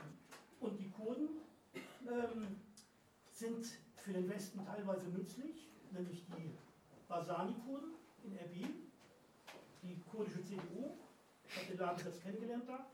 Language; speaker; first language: German; native; German